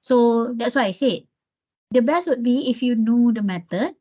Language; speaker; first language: English; non-native, local second language; Malay